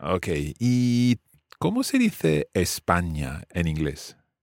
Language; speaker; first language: Spanish; non-native, fluent; English